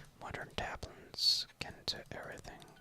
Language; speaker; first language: English; non-native, fluent; Russian